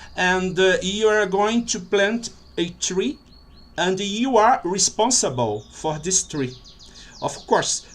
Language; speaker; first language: English; non-native, fluent; Portuguese